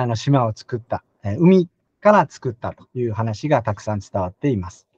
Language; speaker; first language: Japanese; native; Japanese